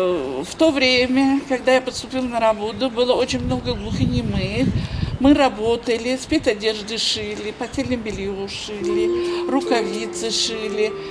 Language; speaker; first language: Russian; non-native, local second language; Tajik